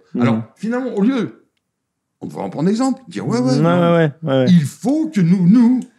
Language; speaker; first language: French; native; French